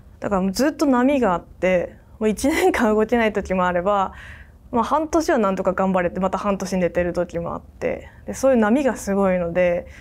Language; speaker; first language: Japanese; native; Japanese